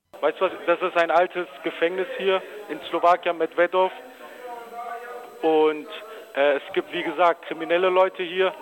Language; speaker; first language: German; early bilingual, other home language; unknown